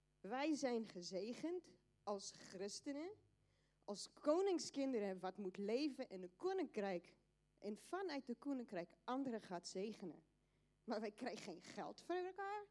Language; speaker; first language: Dutch; non-native, fluent; Afrikaans